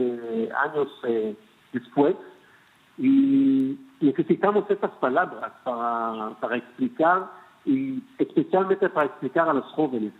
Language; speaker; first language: Spanish; non-native, fluent; Hebrew